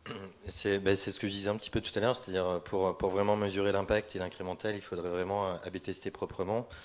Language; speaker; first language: French; native; French